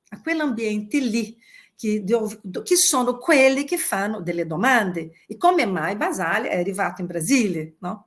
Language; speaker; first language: Italian; non-native, fluent; Portuguese